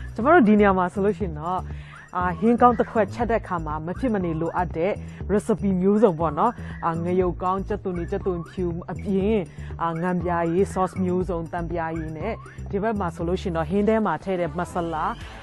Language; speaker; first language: Burmese; non-native, local second language; Tedim Chin